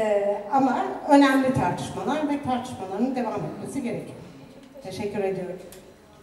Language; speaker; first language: Turkish; native; Turkish